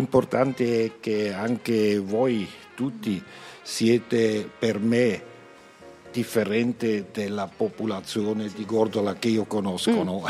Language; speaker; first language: Italian; non-native, learner; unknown